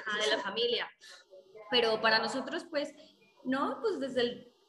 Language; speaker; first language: Spanish; native; Spanish